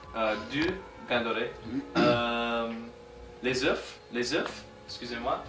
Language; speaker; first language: French; non-native, learner; English